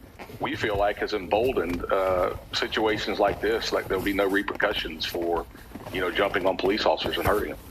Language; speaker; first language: English; native; English